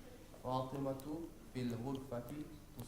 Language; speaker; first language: Arabic; non-native, learner; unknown